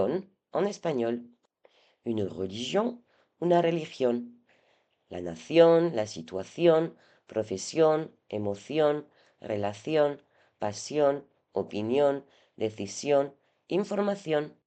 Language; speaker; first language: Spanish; non-native, fluent; French